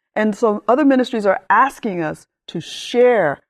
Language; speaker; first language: English; early bilingual, other home language; Spanish